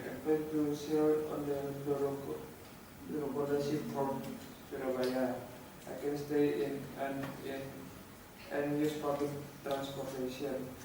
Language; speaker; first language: English; non-native, learner; Indonesian